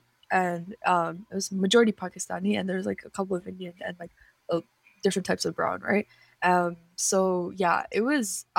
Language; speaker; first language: English; native; English